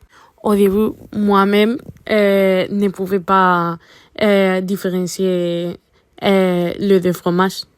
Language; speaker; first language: French; non-native, learner; Spanish